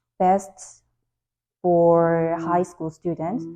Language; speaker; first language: English; non-native, learner; Korean